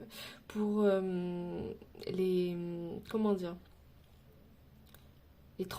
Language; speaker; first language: French; native; French